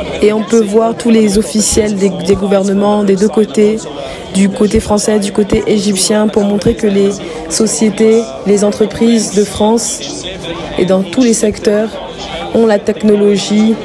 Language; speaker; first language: French; non-native, fluent; Arabic